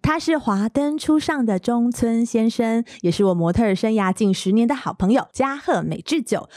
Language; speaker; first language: Chinese; native; Chinese